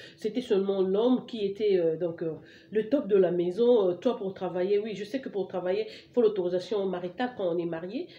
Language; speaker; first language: French; non-native, local second language; Lingala